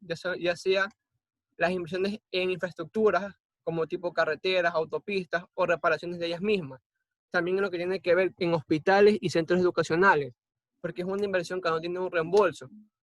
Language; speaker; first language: Spanish; native; Spanish